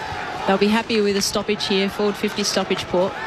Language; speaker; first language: English; native; English